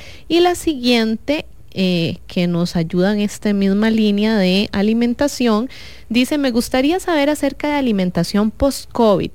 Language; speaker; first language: Spanish; native; Spanish